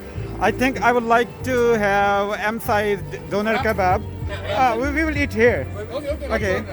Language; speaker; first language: English; non-native, fluent; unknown